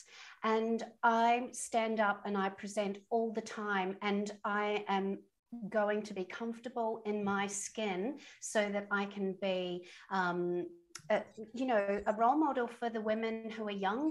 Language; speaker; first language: English; native; English